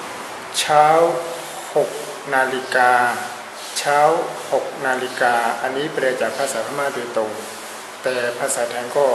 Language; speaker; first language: Thai; non-native, fluent; Burmese